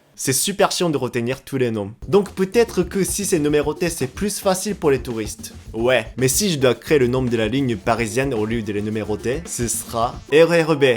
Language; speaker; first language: French; non-native, fluent; Japanese